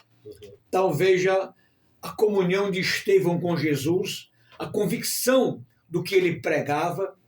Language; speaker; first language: Portuguese; native; Portuguese